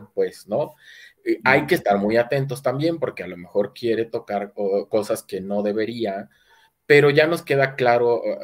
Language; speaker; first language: Spanish; native; Spanish